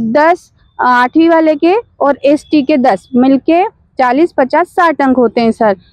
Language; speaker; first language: Hindi; native; Hindi